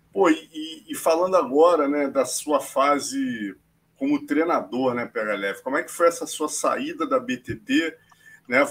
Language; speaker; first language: Portuguese; native; Portuguese